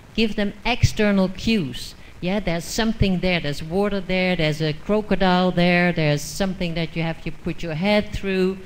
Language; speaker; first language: English; non-native, fluent; Dutch